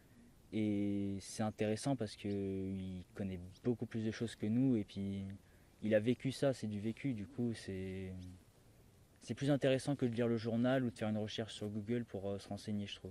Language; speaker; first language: French; native; French